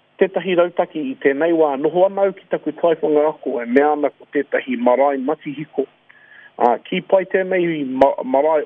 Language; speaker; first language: Māori; non-native, local second language; English